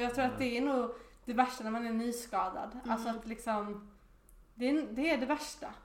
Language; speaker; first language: Swedish; native; Swedish